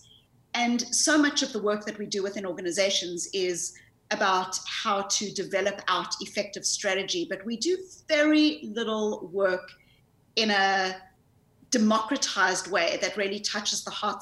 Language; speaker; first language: English; native; English